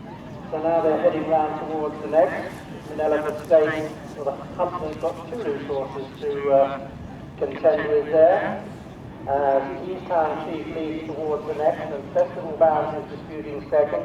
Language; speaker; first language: English; native; English